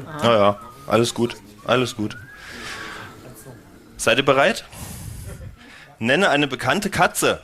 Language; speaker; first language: German; native; German